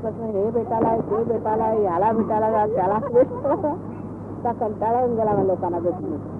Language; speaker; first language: Marathi; native; Marathi